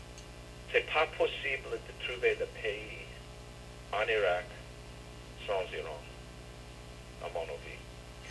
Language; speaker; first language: French; non-native, learner; English